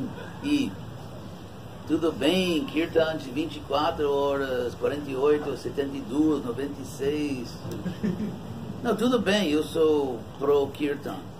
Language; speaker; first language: Portuguese; non-native, fluent; English